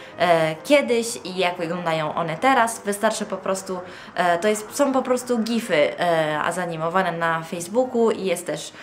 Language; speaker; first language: Polish; non-native, fluent; Italian